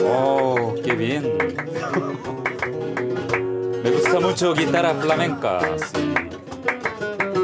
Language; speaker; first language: Spanish; non-native, learner; Korean